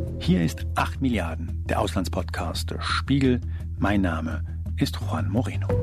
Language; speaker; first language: German; early bilingual, other home language; Spanish